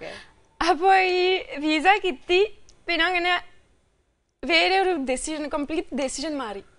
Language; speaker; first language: Malayalam; non-native, fluent; French